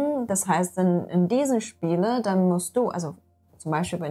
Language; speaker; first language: German; non-native, learner; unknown